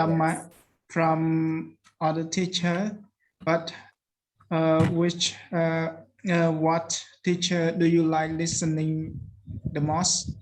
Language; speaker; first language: English; non-native, learner; Khmer